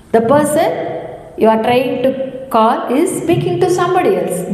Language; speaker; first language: English; non-native, local second language; Tamil